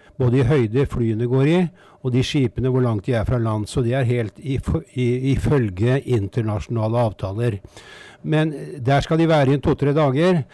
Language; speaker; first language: Norwegian; native; Norwegian